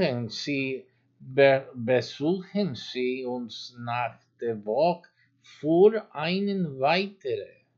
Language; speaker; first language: German; non-native, learner; English